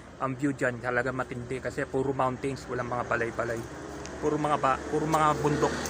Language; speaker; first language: Filipino; non-native, local second language; Iloko